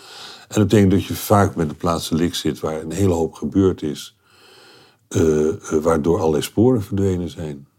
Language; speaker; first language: Dutch; native; Dutch